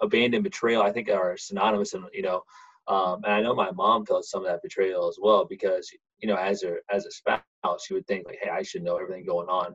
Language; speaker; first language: English; native; English